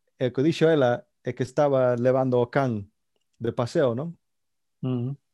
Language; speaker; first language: Galician; native; Galician